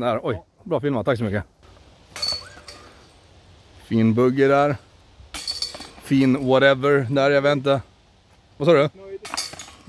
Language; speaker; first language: Swedish; native; Swedish